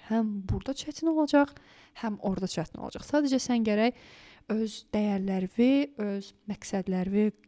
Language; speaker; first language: Azerbaijani; native; Azerbaijani